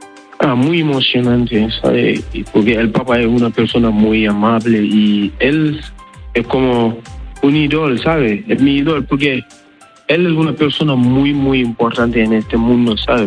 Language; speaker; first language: Spanish; non-native, learner; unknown